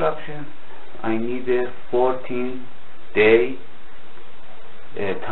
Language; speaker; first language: English; non-native, learner; Russian